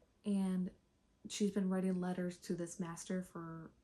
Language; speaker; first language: English; native; English